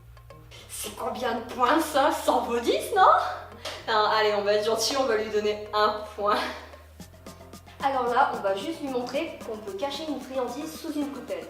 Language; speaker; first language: French; native; French